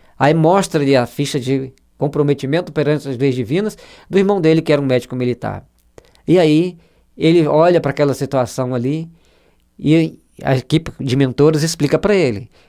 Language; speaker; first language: Portuguese; native; Portuguese